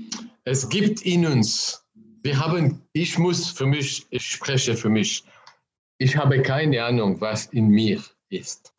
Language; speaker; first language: German; non-native, fluent; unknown